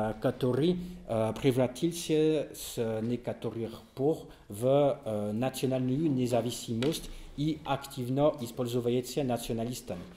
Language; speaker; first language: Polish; non-native, learner; French